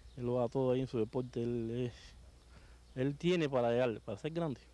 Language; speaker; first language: Spanish; native; Spanish